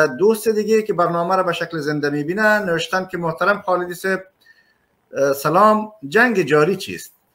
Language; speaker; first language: Persian; native; Persian